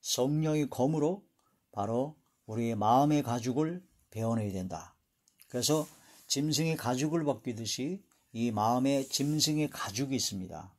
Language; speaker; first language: Korean; native; Korean